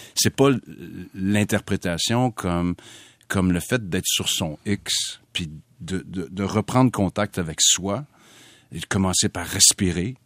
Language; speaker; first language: French; native; French